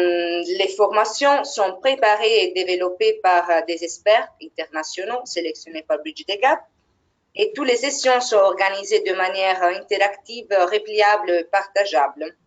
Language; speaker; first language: French; non-native, fluent; Italian